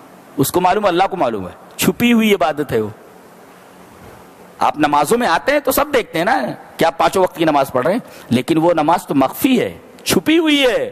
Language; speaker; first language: Urdu; native; Urdu